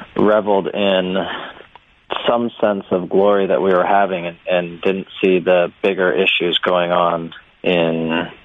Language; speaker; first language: English; native; English